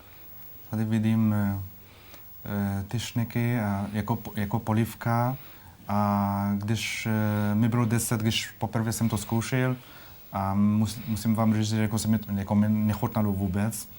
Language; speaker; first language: Czech; non-native, fluent; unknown